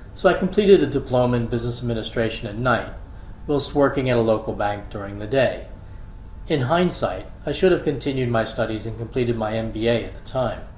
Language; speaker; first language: English; native; English